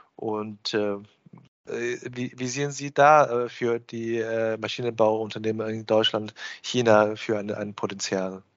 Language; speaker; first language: German; non-native, fluent; Chinese